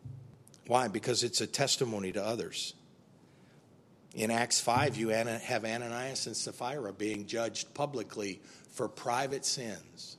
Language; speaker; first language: English; native; English